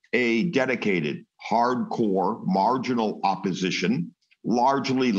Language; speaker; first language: English; native; English